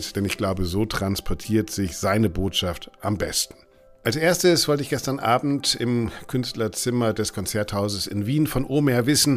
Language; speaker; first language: German; native; German